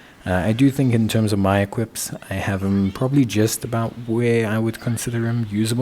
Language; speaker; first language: English; native; English